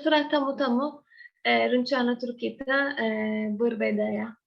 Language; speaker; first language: Indonesian; non-native, learner; Turkish